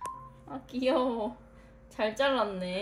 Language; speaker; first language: Korean; native; Korean